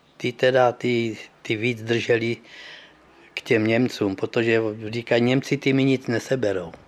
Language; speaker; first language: Czech; early bilingual, heritage; Czech